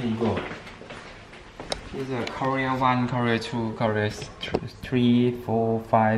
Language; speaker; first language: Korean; non-native, learner; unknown